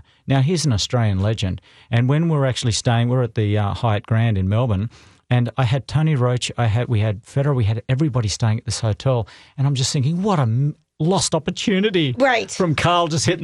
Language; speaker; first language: English; native; English